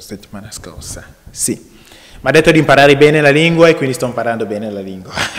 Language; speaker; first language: Italian; non-native, learner; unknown